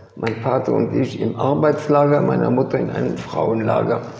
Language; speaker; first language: German; early bilingual, other home language; French